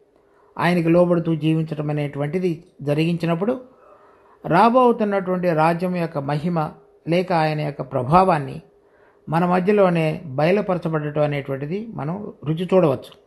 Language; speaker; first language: Telugu; native; Telugu